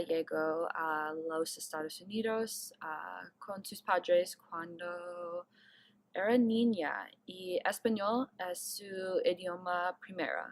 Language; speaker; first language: Spanish; non-native, learner; English